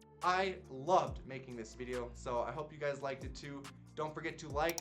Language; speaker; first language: English; native; English